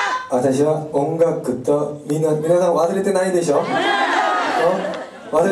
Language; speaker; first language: Japanese; non-native, learner; Korean